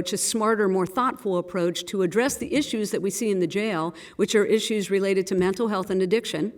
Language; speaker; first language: English; native; English